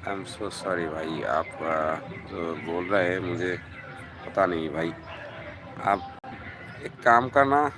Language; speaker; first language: Hindi; non-native, fluent; Bangla